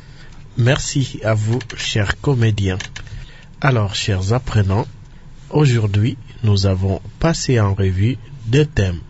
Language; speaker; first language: French; non-native, local second language; Lingala